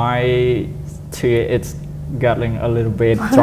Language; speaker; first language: English; non-native, fluent; Khmer